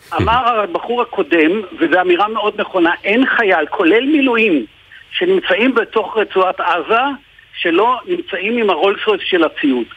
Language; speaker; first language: Hebrew; native; Hebrew